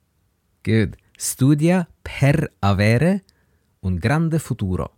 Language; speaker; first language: Italian; non-native, fluent; English